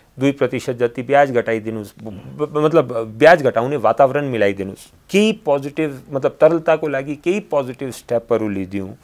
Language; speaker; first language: Nepali; non-native, local second language; Hindi